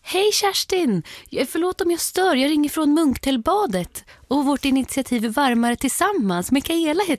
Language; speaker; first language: Swedish; native; Swedish